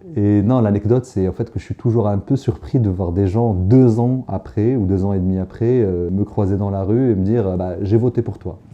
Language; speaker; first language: French; non-native, local second language; Arabic